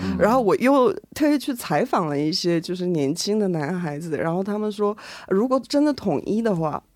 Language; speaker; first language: Chinese; non-native, fluent; Korean